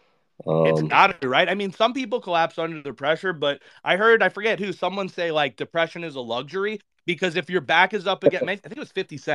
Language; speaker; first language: English; native; English